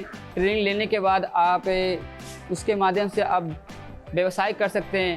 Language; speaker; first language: Hindi; native; Hindi